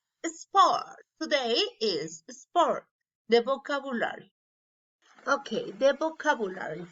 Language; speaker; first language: English; non-native, learner; Spanish